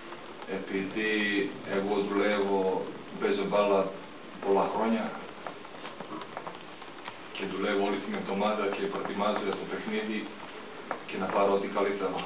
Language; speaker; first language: Greek; non-native, fluent; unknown